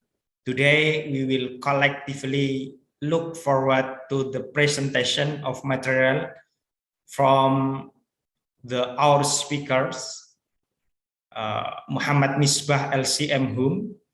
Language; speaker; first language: English; non-native, learner; Indonesian